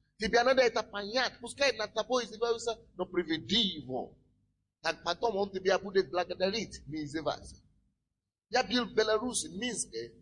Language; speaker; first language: Russian; non-native, fluent; Yoruba